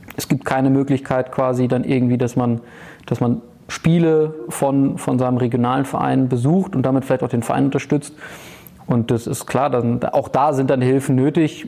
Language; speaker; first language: German; native; German